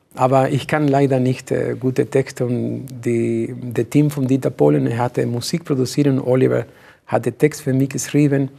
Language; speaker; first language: German; non-native, learner; Spanish